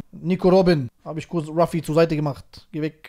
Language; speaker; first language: German; native; German